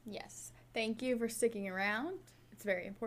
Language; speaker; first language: English; native; English